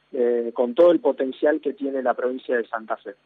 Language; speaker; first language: Spanish; native; Spanish